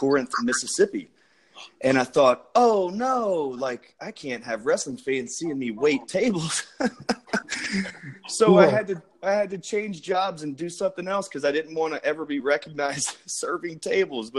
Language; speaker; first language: English; native; English